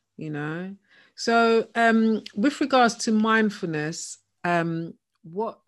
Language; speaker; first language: English; native; English